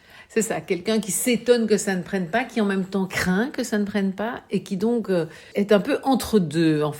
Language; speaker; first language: French; native; French